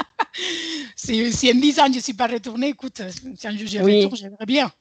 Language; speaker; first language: French; non-native, fluent; Spanish